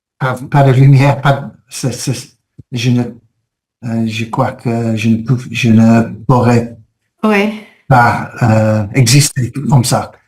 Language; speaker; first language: French; non-native, fluent; English